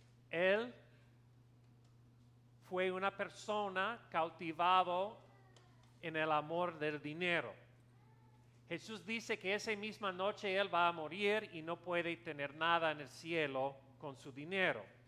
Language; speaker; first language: Spanish; non-native, learner; English